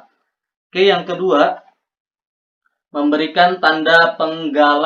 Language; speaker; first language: Indonesian; native; Indonesian